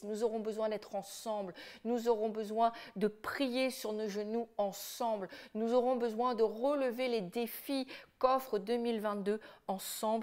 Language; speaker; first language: French; native; French